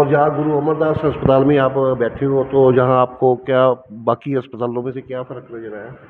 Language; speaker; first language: Hindi; non-native, local second language; Punjabi